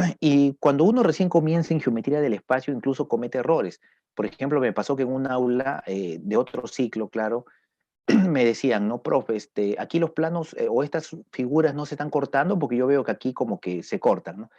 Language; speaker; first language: Spanish; native; Spanish